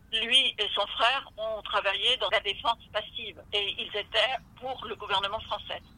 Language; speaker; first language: French; early bilingual, other home language; Russian